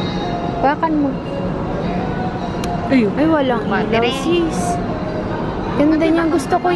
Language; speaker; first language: Filipino; native; Filipino